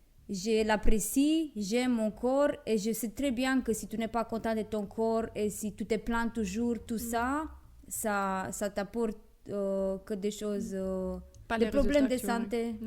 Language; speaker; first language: French; non-native, fluent; Romanian